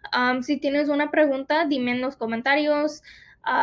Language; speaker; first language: Spanish; non-native, fluent; English